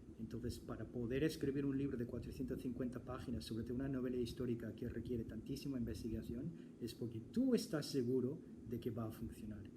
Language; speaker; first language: Spanish; non-native, fluent; English